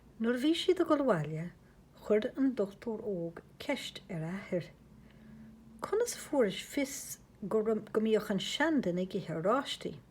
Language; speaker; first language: Irish; native; Irish